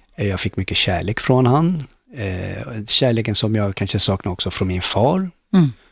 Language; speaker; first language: Swedish; early bilingual, other home language; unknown